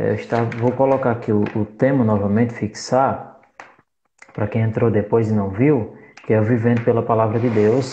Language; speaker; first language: Portuguese; native; Portuguese